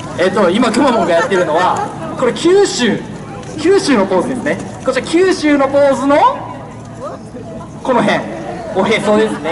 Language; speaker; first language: Japanese; native; Japanese